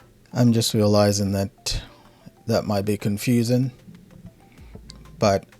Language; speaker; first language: English; native; English